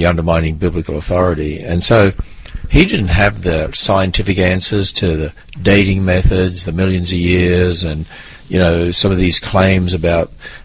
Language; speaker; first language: English; native; English